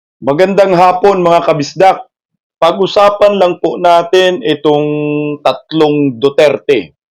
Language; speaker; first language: Filipino; non-native, local second language; Cebuano